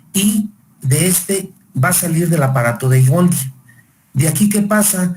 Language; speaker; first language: Spanish; native; Spanish